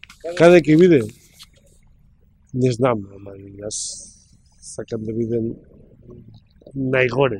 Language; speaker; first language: Macedonian; non-native, learner; Spanish